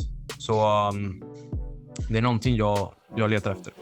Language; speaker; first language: Swedish; non-native, fluent; Spanish